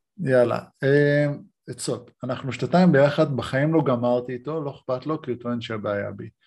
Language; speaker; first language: Hebrew; native; Hebrew